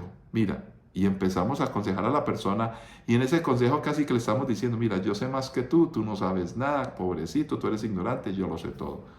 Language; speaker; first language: Spanish; native; Spanish